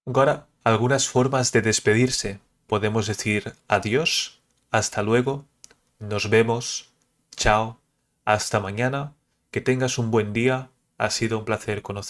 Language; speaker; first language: Spanish; early bilingual, other home language; Portuguese